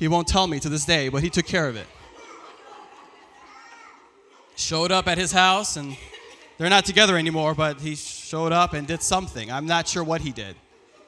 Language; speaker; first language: English; early bilingual, other home language; Persian